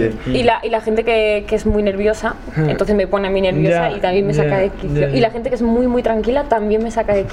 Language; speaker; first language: Spanish; native; Spanish